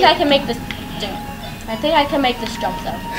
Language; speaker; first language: English; native; English